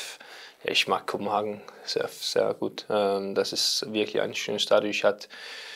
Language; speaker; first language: German; non-native, learner; Danish